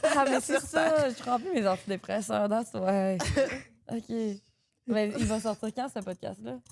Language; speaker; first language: French; native; French